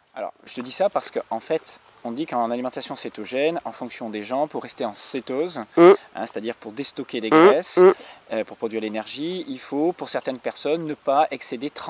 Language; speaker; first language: French; native; French